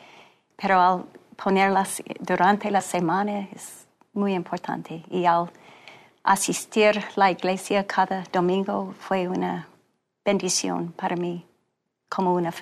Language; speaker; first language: Spanish; non-native, fluent; English